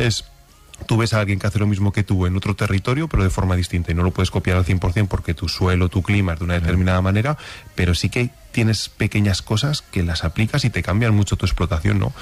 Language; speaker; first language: Spanish; native; Spanish